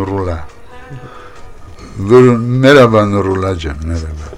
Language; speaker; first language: Turkish; non-native, learner; Armenian